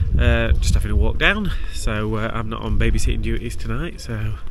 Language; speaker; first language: English; native; English